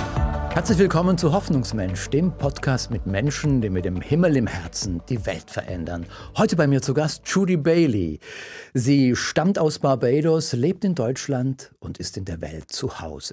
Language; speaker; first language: German; native; German